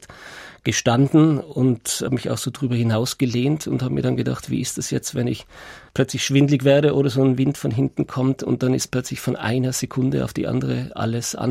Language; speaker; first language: German; native; German